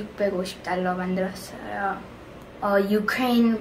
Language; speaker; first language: Korean; early bilingual, heritage; English